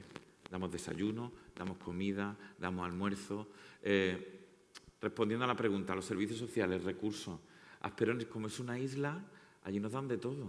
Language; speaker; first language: Spanish; native; Spanish